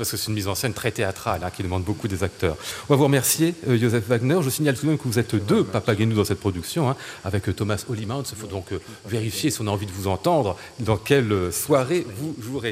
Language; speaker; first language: French; native; French